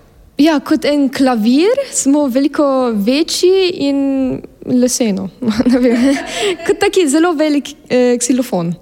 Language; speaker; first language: Slovenian; early bilingual, heritage; German